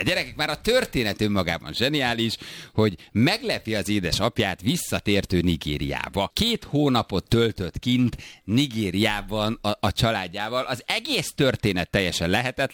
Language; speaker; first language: Hungarian; native; Hungarian